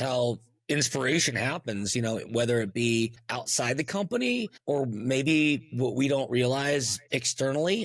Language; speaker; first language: English; native; English